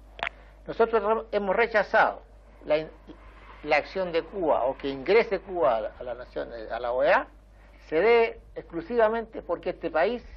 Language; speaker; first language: Spanish; native; Spanish